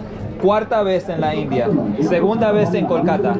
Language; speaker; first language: Spanish; early bilingual, heritage; Spanish